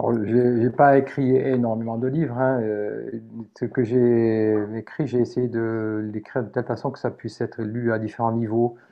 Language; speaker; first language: French; native; French